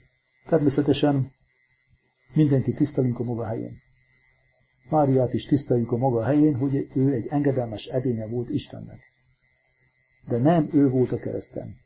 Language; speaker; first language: Hungarian; native; Hungarian